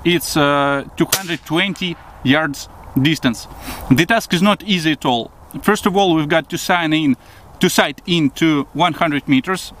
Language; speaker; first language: English; non-native, fluent; Russian